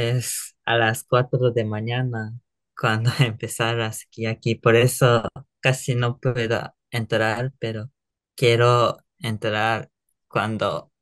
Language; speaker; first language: Spanish; non-native, learner; Japanese